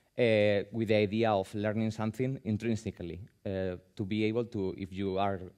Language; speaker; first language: English; non-native, fluent; Spanish